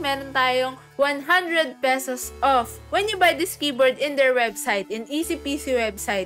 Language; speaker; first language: English; non-native, local second language; Filipino